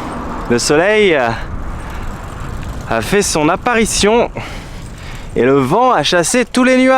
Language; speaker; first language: French; native; French